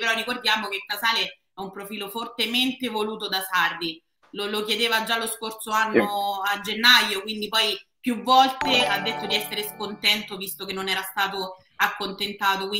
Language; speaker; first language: Italian; native; Italian